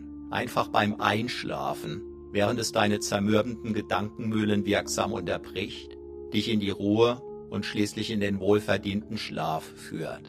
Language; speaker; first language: German; native; German